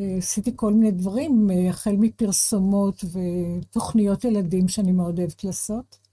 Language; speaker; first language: Hebrew; native; Hebrew